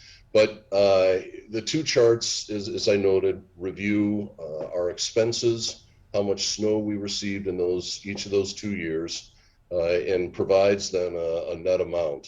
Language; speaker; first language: English; native; English